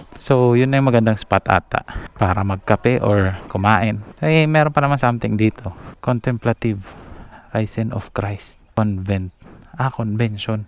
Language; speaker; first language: Filipino; native; Filipino